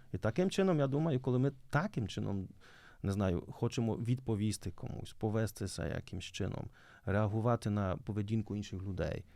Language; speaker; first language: Ukrainian; native; Ukrainian